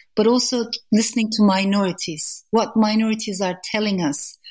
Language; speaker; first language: English; non-native, fluent; Turkish